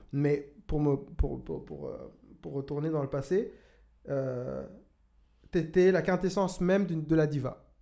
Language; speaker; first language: French; non-native, local second language; Kinyarwanda